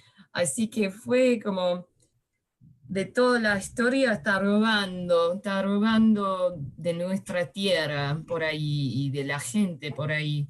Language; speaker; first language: Spanish; early bilingual, heritage; Spanish